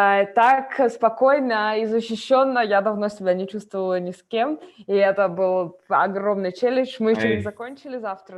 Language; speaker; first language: Russian; native; Russian